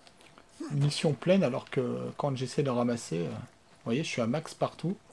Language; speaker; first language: French; native; French